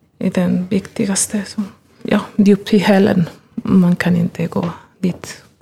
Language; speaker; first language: Swedish; non-native, fluent; Spanish